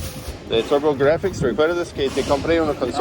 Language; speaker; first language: Spanish; early bilingual, heritage; English